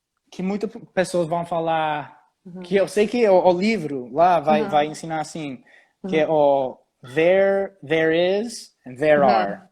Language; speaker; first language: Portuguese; non-native, fluent; English